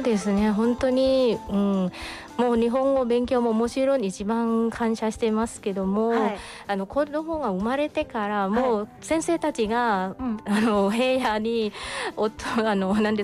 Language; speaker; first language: Japanese; non-native, fluent; Thai